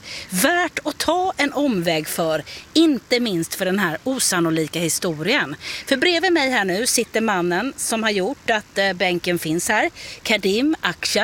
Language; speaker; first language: Swedish; native; Swedish